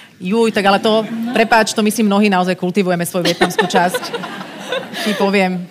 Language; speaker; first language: Slovak; native; Slovak